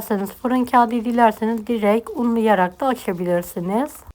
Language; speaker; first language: Turkish; native; Turkish